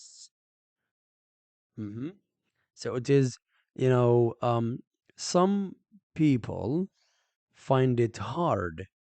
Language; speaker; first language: English; non-native, fluent; Arabic